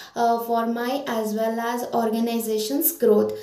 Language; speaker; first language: English; non-native, local second language; Kannada